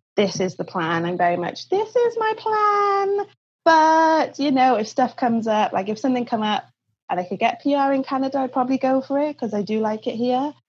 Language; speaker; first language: English; native; English